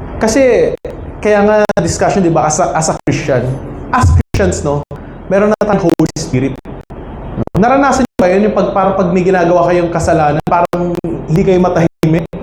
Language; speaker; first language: Filipino; native; Filipino